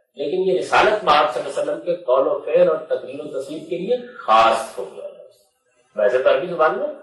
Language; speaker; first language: Urdu; non-native, local second language; Punjabi